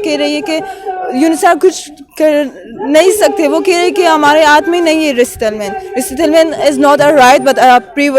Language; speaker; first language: Hindi; non-native, fluent; Persian